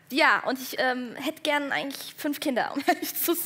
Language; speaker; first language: German; early bilingual, other home language; Persian